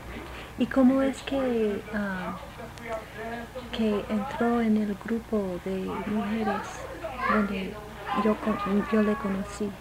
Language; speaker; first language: Spanish; non-native, fluent; English